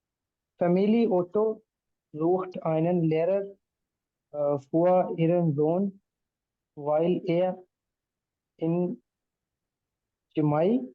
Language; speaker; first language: German; non-native, learner; Hindi